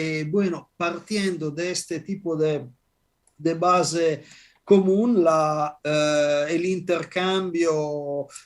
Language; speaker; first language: Spanish; non-native, fluent; Italian